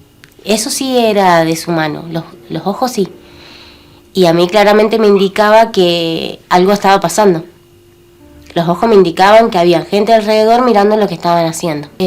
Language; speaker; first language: Spanish; native; Spanish